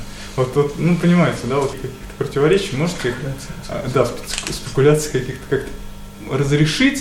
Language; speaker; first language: Russian; native; Russian